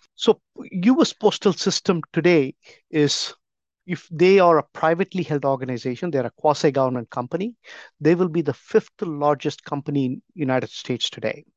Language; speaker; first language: English; non-native, local second language; Tamil